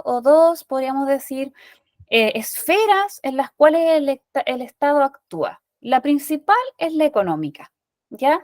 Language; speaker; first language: Spanish; native; Spanish